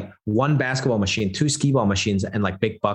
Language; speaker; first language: English; non-native, local second language; Cantonese